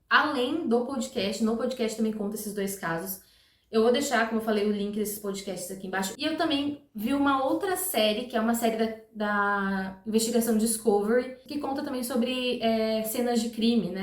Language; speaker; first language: Portuguese; native; Portuguese